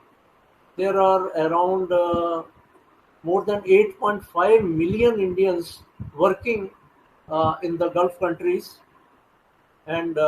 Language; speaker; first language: English; non-native, local second language; Hindi